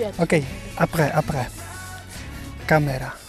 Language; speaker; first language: French; non-native, learner; Polish